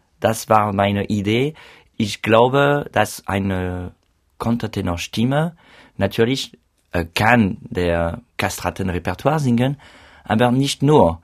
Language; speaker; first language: German; non-native, learner; French